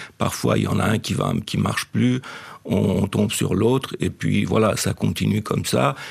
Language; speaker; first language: French; non-native, fluent; Persian